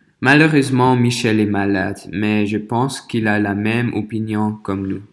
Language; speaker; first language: French; non-native, fluent; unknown